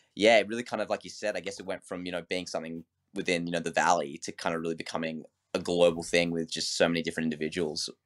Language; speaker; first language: English; native; English